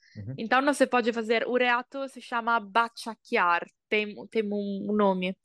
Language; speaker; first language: Portuguese; non-native, learner; Italian